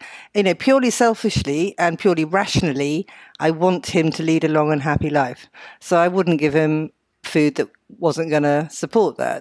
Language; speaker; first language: English; native; English